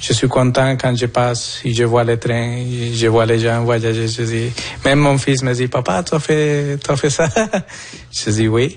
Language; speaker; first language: French; non-native, fluent; Spanish